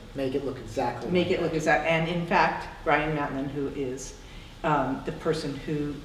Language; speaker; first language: English; native; English